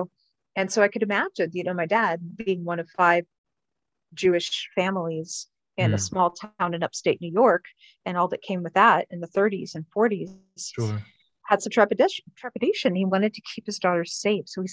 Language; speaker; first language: English; native; English